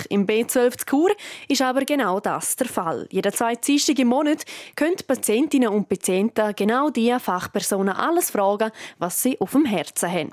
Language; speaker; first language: German; native; German